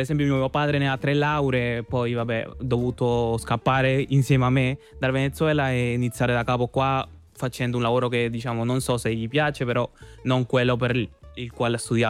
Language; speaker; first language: Italian; non-native, fluent; Spanish